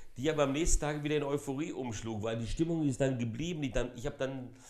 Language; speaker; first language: German; early bilingual, other home language; Portuguese